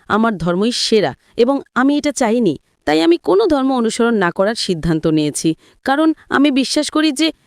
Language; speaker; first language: Bangla; non-native, fluent; Italian